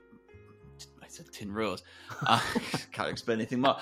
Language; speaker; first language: English; native; English